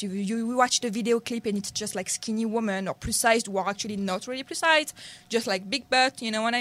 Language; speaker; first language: English; non-native, learner; French